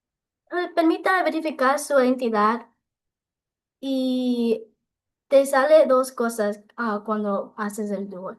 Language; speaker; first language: Spanish; non-native, local second language; English